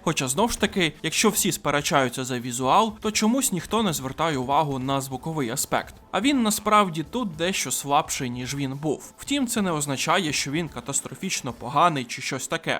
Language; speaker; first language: Ukrainian; native; Ukrainian